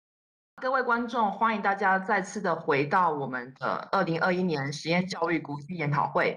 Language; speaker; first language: Chinese; native; Chinese